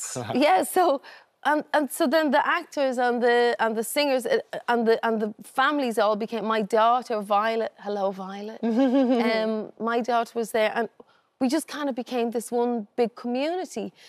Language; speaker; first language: English; native; English